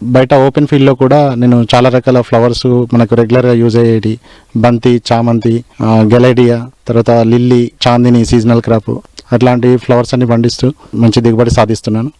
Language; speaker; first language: Telugu; native; Telugu